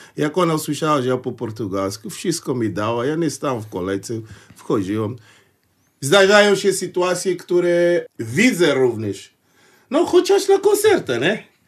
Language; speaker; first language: Polish; non-native, fluent; Portuguese